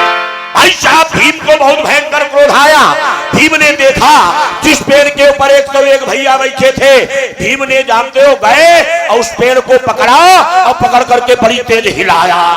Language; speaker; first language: Hindi; native; Hindi